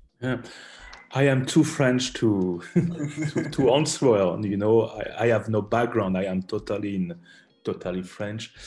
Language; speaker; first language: English; non-native, learner; French